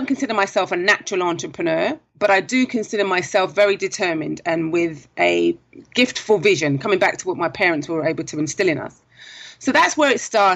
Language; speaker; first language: English; native; English